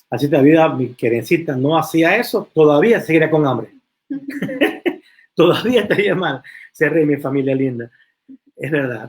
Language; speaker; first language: Spanish; native; Spanish